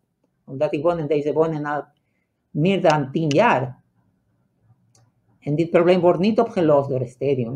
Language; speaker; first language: Dutch; non-native, fluent; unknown